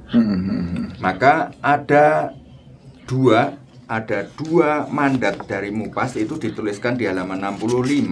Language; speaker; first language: Indonesian; native; Indonesian